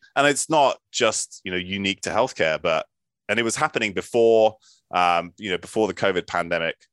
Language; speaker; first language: English; native; English